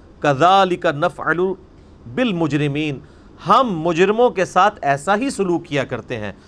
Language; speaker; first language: Urdu; non-native, local second language; Punjabi